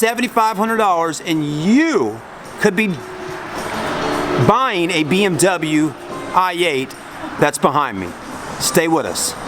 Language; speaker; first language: English; native; English